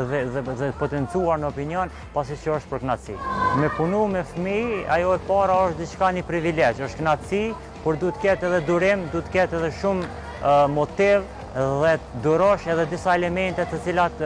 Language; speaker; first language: Albanian; native; Albanian